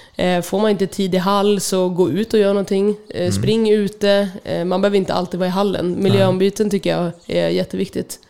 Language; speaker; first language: Swedish; native; Swedish